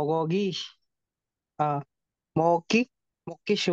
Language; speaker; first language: Korean; non-native, learner; Filipino